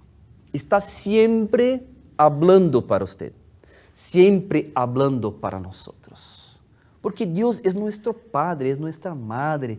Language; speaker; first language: Spanish; non-native, fluent; Portuguese